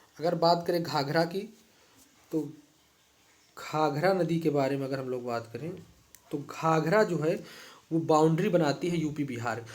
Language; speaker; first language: Hindi; native; Hindi